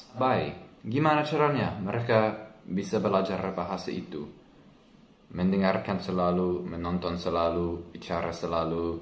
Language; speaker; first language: Indonesian; non-native, learner; English